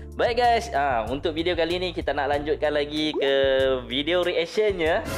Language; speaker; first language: Malay; native; Malay